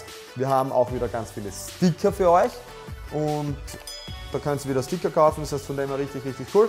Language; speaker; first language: German; native; German